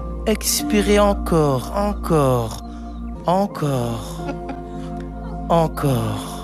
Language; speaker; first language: French; native; French